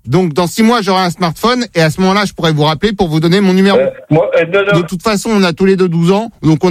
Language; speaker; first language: French; native; French